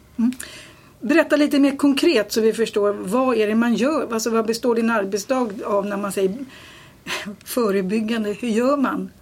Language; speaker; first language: Swedish; native; Swedish